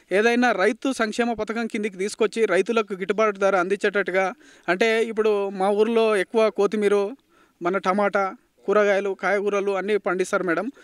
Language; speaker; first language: Telugu; native; Telugu